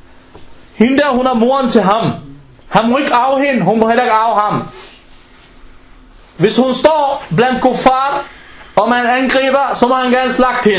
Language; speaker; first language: Danish; non-native, local second language; Arabic